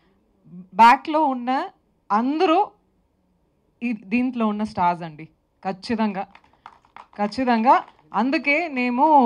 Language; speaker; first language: Telugu; non-native, local second language; Tamil